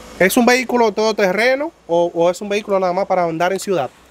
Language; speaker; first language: Spanish; native; Spanish